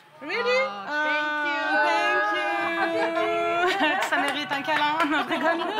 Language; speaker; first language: French; native; French